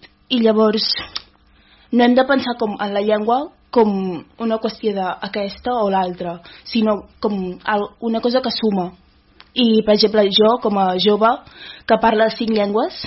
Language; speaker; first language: Catalan; early bilingual, other home language; Wolof